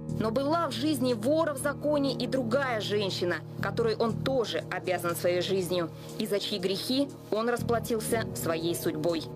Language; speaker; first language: Russian; native; Russian